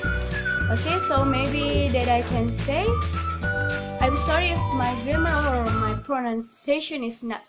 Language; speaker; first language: English; non-native, learner; Indonesian